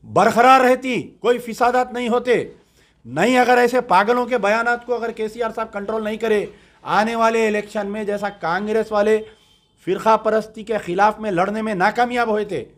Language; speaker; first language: Hindi; native; Hindi